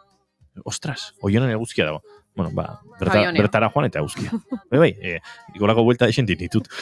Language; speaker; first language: Basque; native; Basque